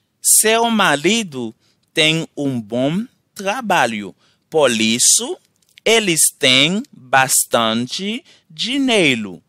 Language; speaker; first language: Portuguese; non-native, learner; Haitian Creole